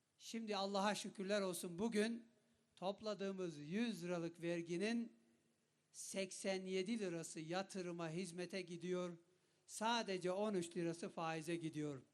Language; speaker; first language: Turkish; non-native, local second language; Kurdish